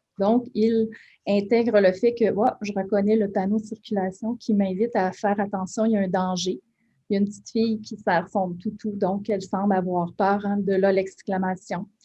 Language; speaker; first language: French; native; French